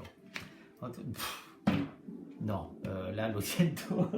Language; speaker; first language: Spanish; non-native, learner; French